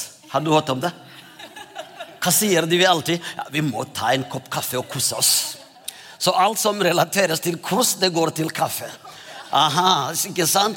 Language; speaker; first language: Norwegian; non-native, fluent; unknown